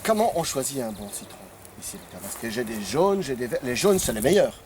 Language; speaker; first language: French; native; French